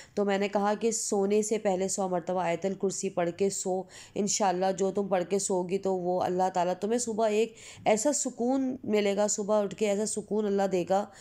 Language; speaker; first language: Hindi; native; Hindi